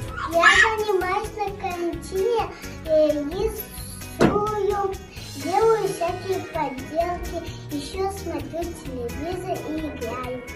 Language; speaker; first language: Russian; early bilingual, other home language; Kyrgyz